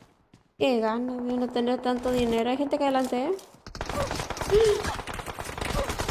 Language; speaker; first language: Spanish; native; Spanish